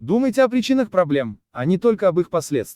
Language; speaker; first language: Russian; native; Russian